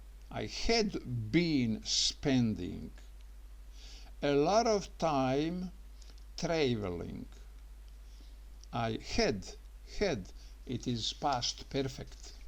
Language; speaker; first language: English; non-native, learner; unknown